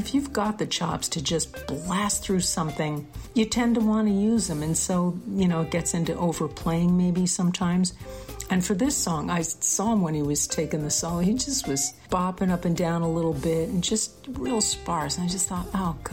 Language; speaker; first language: English; native; English